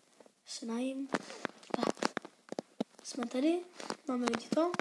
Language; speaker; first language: Czech; non-native, learner; Slovak